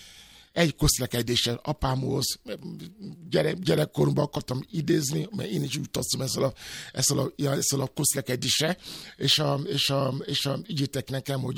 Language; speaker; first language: Hungarian; non-native, fluent; Yoruba